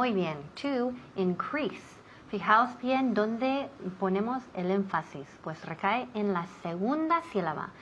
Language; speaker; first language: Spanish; non-native, fluent; English